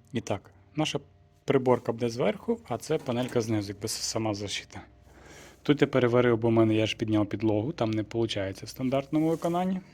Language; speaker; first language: Ukrainian; native; Ukrainian